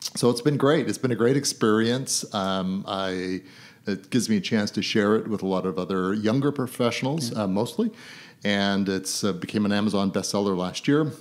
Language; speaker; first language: English; native; English